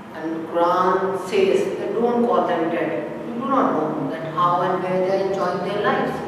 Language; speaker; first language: English; non-native, local second language; Urdu